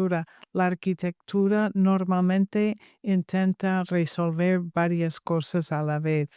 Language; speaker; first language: Spanish; non-native, fluent; English